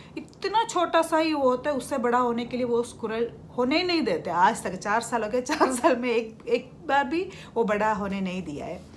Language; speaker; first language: Hindi; non-native, local second language; Malayalam